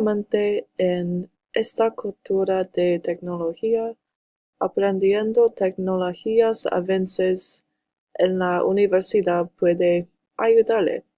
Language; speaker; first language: Spanish; non-native, learner; English